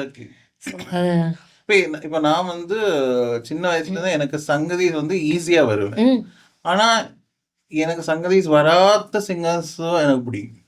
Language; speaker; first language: Tamil; non-native, fluent; Malayalam